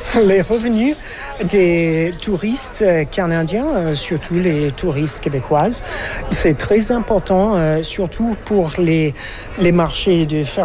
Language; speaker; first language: French; non-native, fluent; English